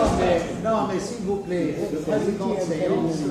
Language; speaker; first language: French; non-native, learner; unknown